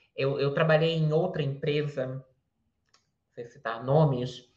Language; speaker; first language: Portuguese; native; Portuguese